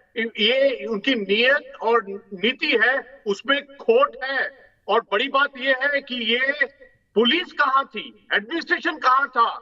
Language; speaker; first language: Hindi; native; Hindi